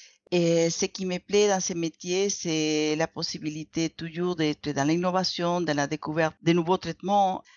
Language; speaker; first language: French; non-native, fluent; Spanish